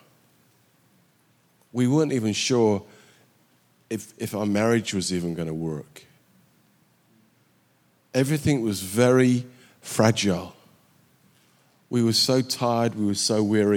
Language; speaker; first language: English; native; English